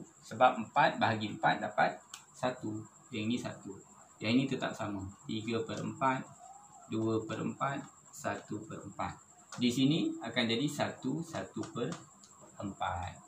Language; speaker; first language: Malay; native; Malay